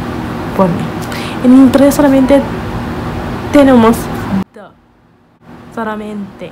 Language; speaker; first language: Spanish; non-native, learner; English